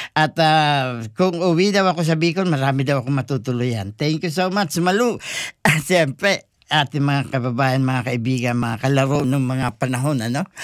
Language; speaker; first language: Filipino; non-native, local second language; Bikol